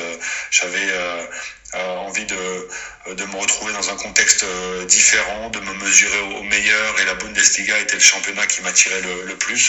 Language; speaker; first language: French; native; French